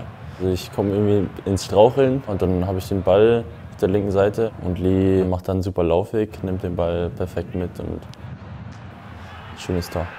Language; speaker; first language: German; native; German